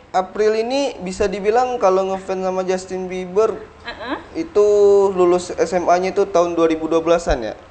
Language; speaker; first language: Indonesian; non-native, local second language; Minangkabau